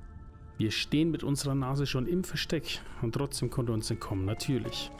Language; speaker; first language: German; native; German